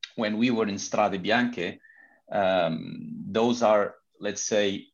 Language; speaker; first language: English; non-native, fluent; Portuguese